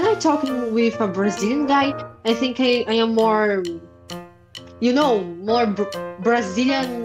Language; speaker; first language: English; non-native, learner; Portuguese